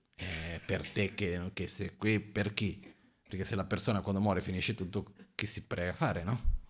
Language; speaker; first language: Italian; non-native, fluent; Portuguese